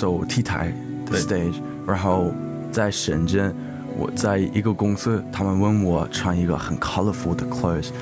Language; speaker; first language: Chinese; non-native, learner; English